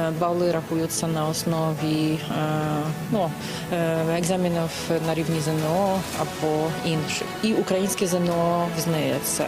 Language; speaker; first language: Ukrainian; non-native, fluent; Polish